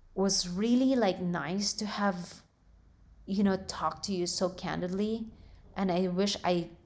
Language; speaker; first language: English; non-native, local second language; Filipino